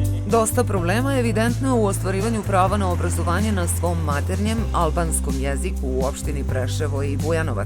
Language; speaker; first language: Serbian; native; Serbian